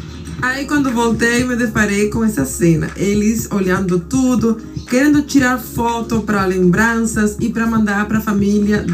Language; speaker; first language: Portuguese; non-native, fluent; Spanish